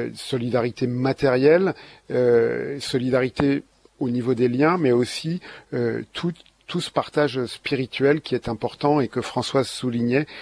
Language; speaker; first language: French; native; French